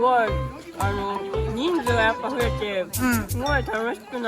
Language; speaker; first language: Japanese; native; Japanese